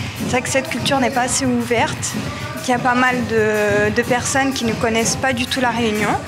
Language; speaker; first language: French; non-native, local second language; Arabic